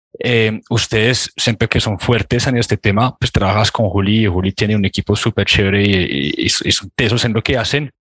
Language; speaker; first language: Spanish; non-native, fluent; French